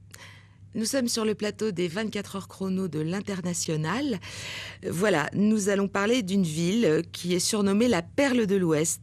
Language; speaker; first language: French; native; French